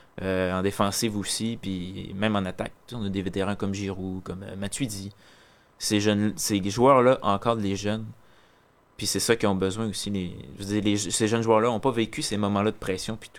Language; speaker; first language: French; native; French